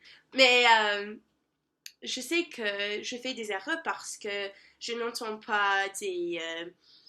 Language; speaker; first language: French; non-native, learner; English